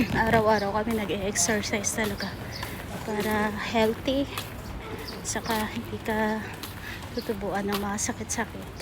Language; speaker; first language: Filipino; native; Filipino